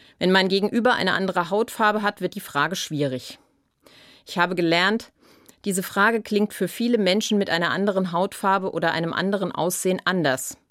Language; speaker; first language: German; native; German